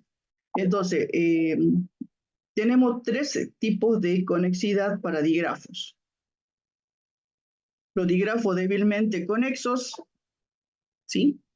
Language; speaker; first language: Spanish; native; Spanish